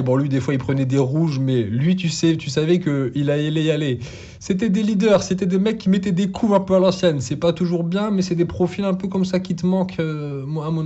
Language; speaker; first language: French; native; French